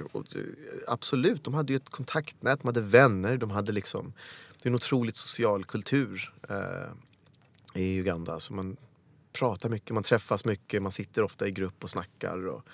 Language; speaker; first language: Swedish; early bilingual, other home language; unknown